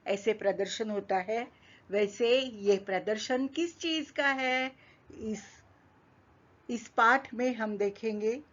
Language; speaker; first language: Hindi; non-native, local second language; Marathi